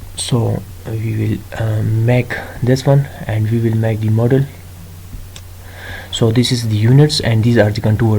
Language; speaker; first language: English; non-native, local second language; Urdu